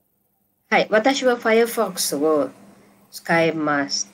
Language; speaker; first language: Japanese; non-native, learner; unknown